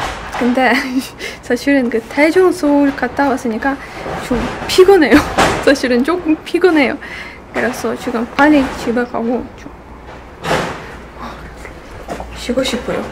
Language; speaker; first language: Korean; non-native, fluent; Ukrainian